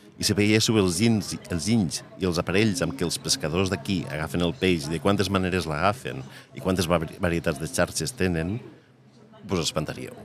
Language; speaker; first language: Catalan; native; Catalan